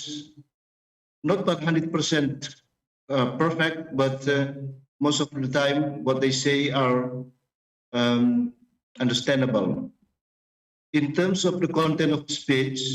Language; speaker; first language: English; non-native, fluent; Indonesian